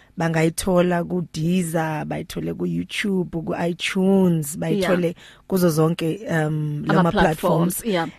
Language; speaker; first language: Zulu; native; Zulu